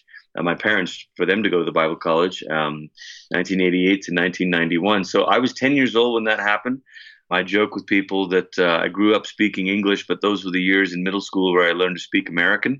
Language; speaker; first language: English; native; English